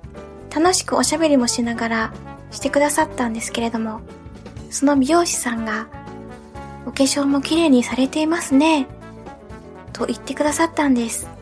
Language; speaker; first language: Japanese; native; Japanese